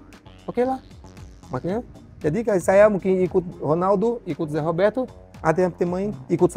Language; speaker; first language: Indonesian; non-native, learner; Portuguese